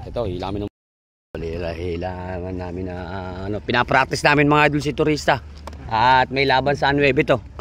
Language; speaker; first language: Filipino; native; Filipino